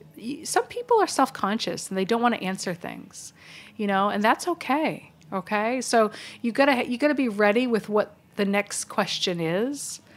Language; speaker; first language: English; native; English